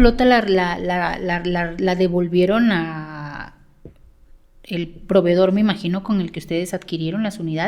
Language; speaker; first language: Spanish; native; Spanish